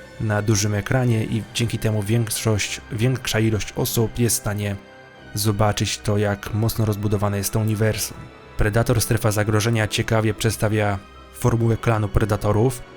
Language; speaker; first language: Polish; native; Polish